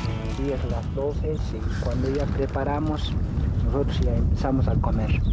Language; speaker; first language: Spanish; non-native, local second language; Quechua